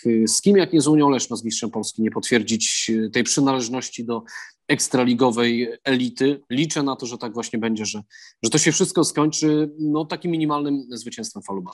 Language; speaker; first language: Polish; native; Polish